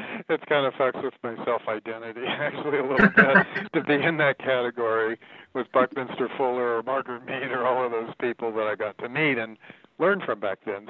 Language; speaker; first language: English; native; English